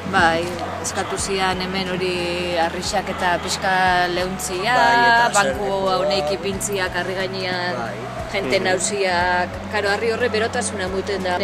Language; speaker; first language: Basque; native; Basque